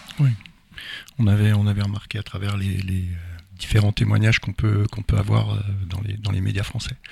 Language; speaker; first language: French; native; French